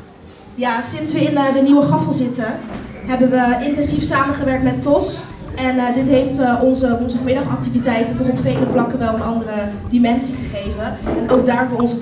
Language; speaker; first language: Dutch; native; Dutch